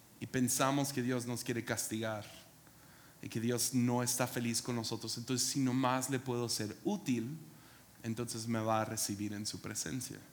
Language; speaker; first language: Spanish; non-native, fluent; English